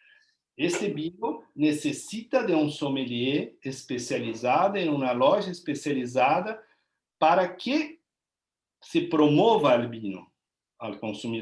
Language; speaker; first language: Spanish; non-native, learner; Portuguese